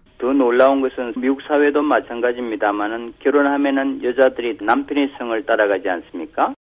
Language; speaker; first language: Korean; native; Korean